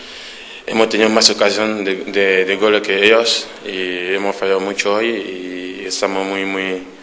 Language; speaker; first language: Spanish; non-native, fluent; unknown